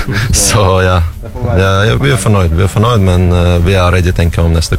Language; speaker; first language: Norwegian; non-native, learner; Russian